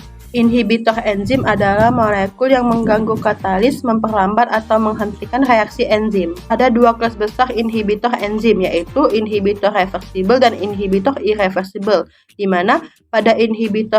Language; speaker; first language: Indonesian; native; Indonesian